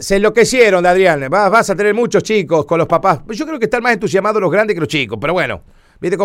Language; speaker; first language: Spanish; native; Spanish